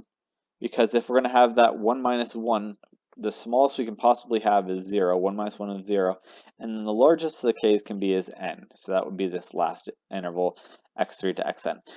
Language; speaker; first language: English; native; English